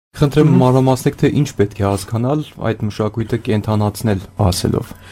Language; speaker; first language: Armenian; native; Armenian